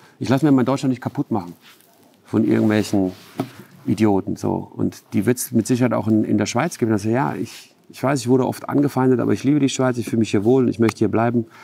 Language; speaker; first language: German; early bilingual, other home language; Turkish